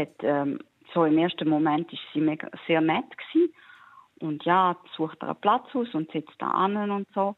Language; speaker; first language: German; native; German